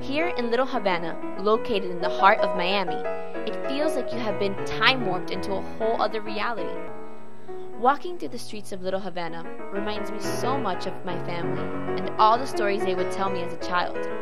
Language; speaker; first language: English; native; English